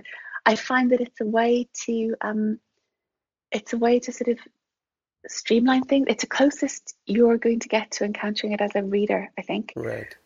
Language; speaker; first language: English; native; English